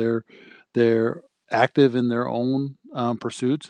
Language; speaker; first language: English; native; English